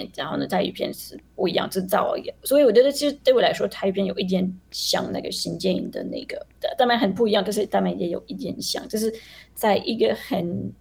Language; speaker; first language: Chinese; non-native, fluent; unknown